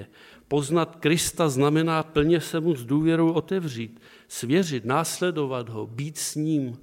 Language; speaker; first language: Czech; native; Czech